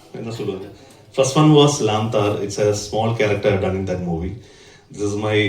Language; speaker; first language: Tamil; non-native, learner; Malayalam